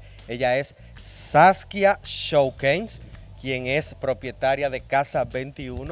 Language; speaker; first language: Spanish; native; Spanish